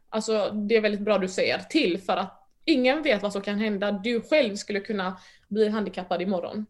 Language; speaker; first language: Swedish; early bilingual, other home language; Mandingo